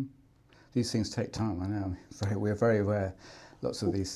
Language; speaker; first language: English; native; English